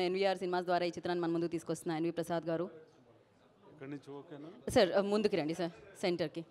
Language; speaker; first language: Telugu; native; Telugu